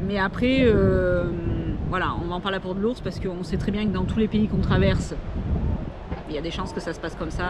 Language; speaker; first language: French; native; French